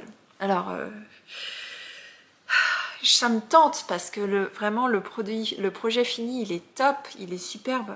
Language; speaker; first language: French; native; French